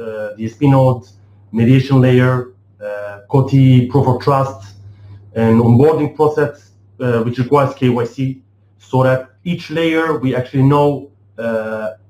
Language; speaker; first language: English; non-native, fluent; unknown